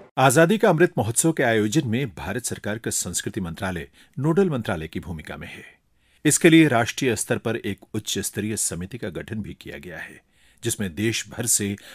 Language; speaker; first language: Hindi; native; Hindi